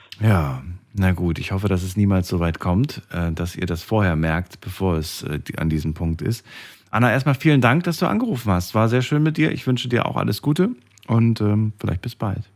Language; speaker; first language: German; native; German